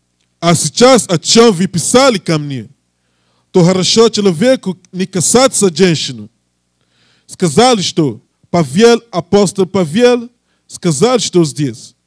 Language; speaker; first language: Russian; non-native, learner; English